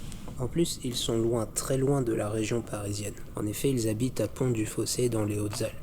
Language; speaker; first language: French; native; French